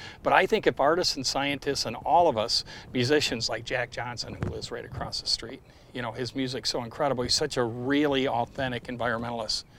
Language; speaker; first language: English; native; English